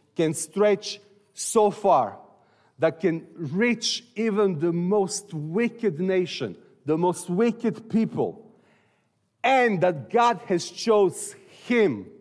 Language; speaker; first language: English; non-native, fluent; Serbian